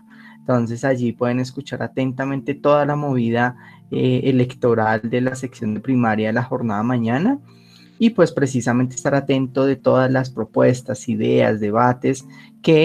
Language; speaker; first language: Spanish; native; Spanish